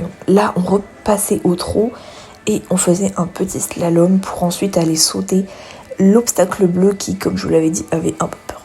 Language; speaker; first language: French; native; French